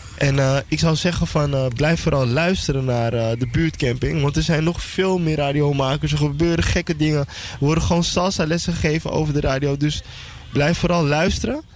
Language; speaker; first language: Dutch; native; Dutch